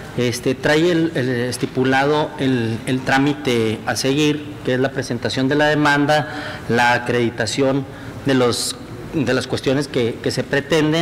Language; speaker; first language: Spanish; native; Spanish